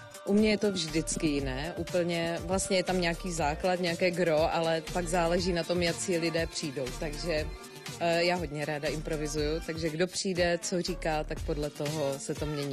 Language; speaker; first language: Czech; native; Czech